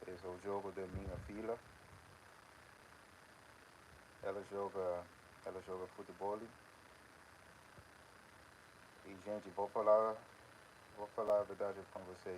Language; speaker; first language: Portuguese; non-native, fluent; English